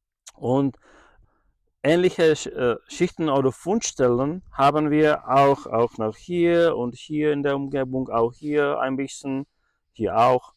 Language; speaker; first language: German; non-native, fluent; Czech